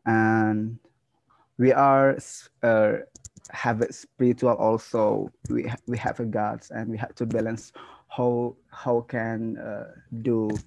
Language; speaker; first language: English; non-native, learner; Indonesian